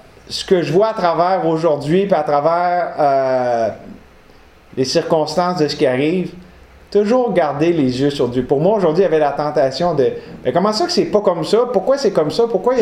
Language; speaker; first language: French; native; French